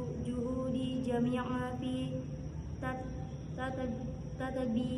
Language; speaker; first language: Arabic; non-native, learner; Indonesian